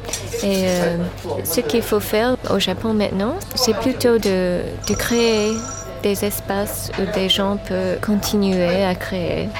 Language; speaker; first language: French; non-native, fluent; English